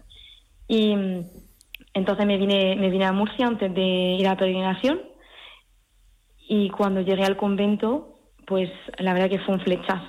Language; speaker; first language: Spanish; early bilingual, heritage; French